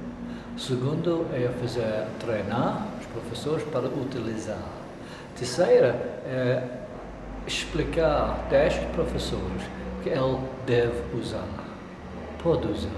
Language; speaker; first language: Portuguese; non-native, learner; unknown